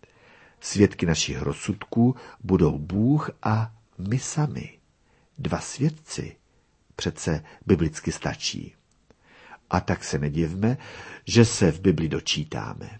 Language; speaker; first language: Czech; native; Czech